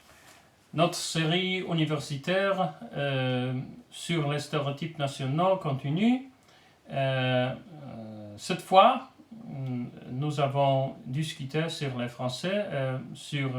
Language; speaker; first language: French; non-native, learner; Polish